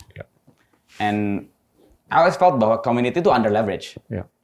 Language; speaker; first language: Indonesian; native; Indonesian